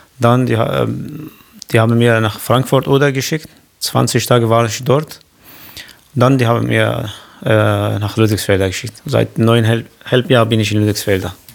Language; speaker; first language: German; non-native, learner; Kurdish